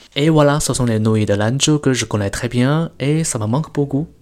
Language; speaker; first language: French; non-native, fluent; Chinese